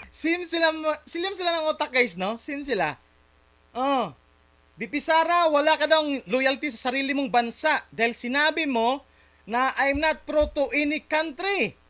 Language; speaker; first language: Filipino; native; Filipino